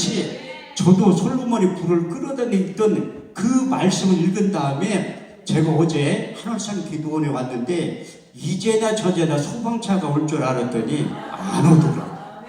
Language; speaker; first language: Korean; native; Korean